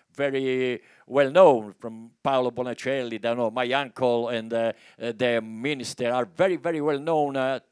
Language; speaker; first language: English; non-native, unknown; Italian